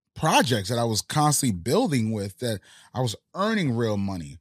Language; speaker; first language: English; early bilingual, other home language; Haitian Creole